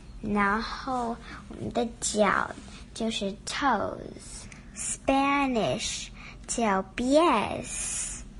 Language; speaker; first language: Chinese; early bilingual, heritage; Chinese